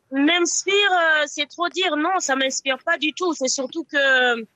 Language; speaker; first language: French; non-native, local second language; Mossi